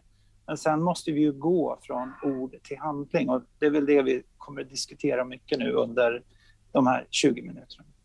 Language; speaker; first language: Swedish; native; Swedish